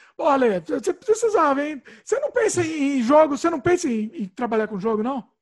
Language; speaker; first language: Portuguese; native; Portuguese